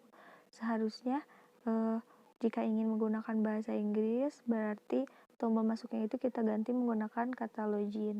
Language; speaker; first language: Indonesian; native; Indonesian